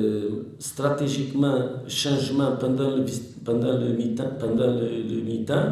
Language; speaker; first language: French; non-native, learner; Portuguese